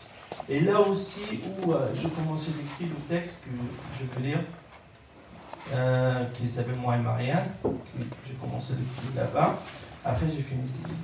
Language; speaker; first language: French; non-native, learner; Arabic